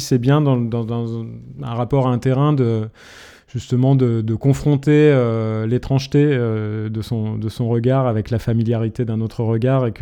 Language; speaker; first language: French; native; French